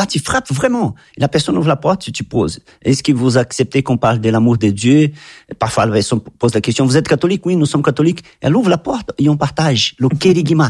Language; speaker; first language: French; non-native, fluent; Portuguese